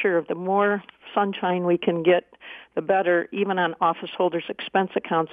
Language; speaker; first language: English; native; English